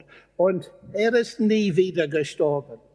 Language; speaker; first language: German; non-native, fluent; English